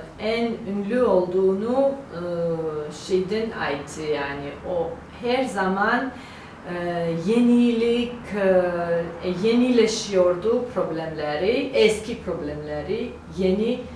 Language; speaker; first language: Turkish; non-native, learner; Georgian